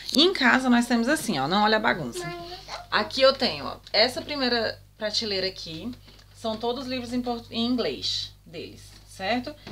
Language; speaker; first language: Portuguese; native; Portuguese